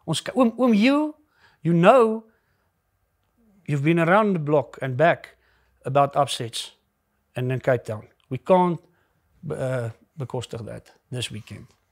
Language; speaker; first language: English; non-native, local second language; Afrikaans